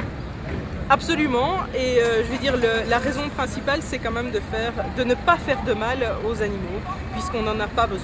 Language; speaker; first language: French; native; French